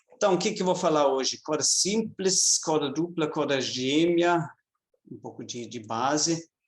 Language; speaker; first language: Portuguese; non-native, fluent; German